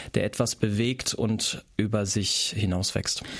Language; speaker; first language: German; native; German